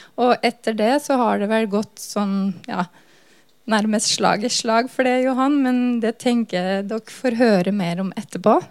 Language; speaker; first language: Norwegian; native; Norwegian